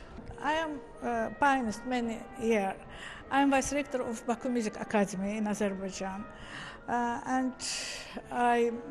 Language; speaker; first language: English; non-native, learner; Azerbaijani